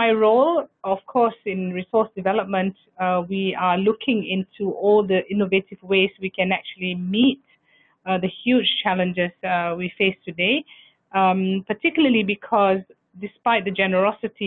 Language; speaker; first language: English; non-native, local second language; Malay